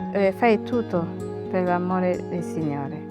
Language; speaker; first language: Italian; non-native, learner; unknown